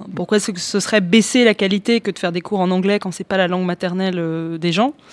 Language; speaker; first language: French; early bilingual, heritage; Greek